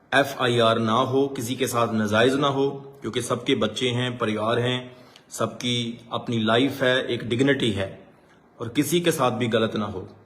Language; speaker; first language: Hindi; non-native, local second language; Punjabi